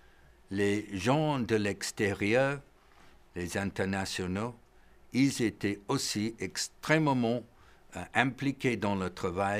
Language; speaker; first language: French; non-native, fluent; English